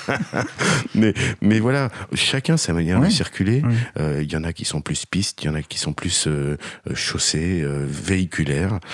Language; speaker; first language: French; native; French